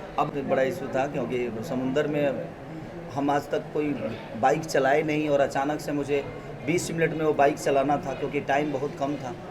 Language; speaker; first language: Hindi; non-native, local second language; Bhojpuri